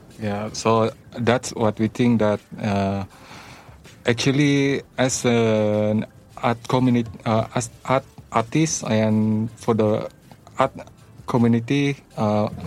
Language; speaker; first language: English; non-native, learner; Malay